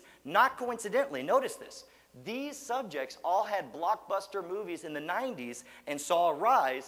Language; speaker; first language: English; native; English